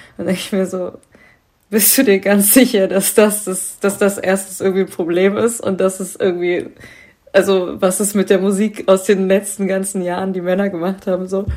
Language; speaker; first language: German; native; German